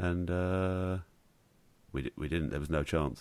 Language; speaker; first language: English; native; English